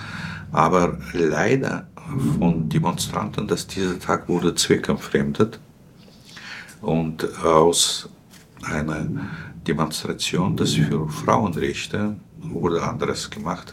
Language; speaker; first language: German; non-native, fluent; Russian